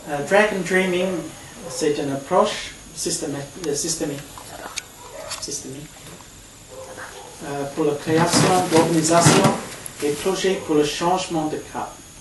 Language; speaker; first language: French; non-native, learner; English